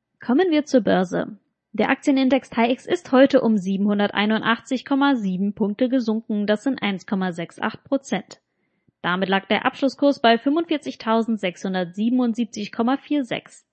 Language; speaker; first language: German; native; German